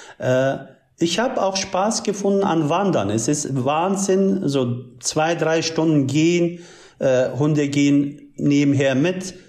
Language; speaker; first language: German; early bilingual, other home language; Turkish